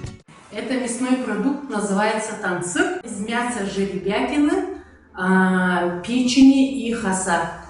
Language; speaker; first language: Russian; non-native, local second language; Yakut